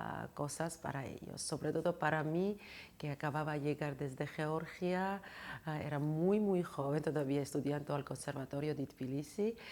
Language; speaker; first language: Spanish; non-native, fluent; Georgian